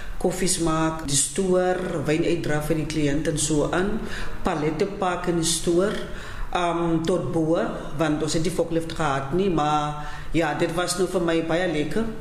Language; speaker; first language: Afrikaans; non-native, local second language; Southern Sotho